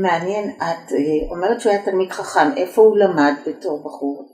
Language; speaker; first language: Hebrew; native; Hebrew